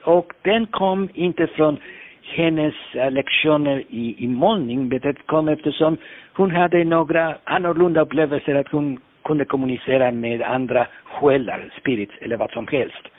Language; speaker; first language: Swedish; non-native, fluent; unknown